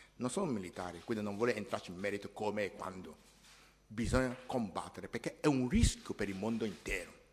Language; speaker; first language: Italian; non-native, fluent; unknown